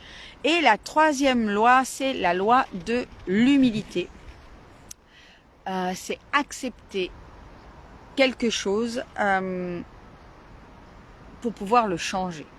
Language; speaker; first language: French; native; French